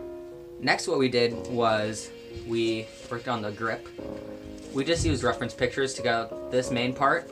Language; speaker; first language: English; native; English